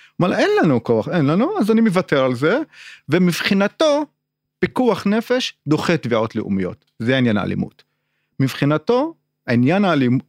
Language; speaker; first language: Hebrew; non-native, local second language; Arabic